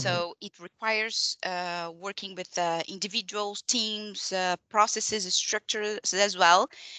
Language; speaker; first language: English; non-native, fluent; Portuguese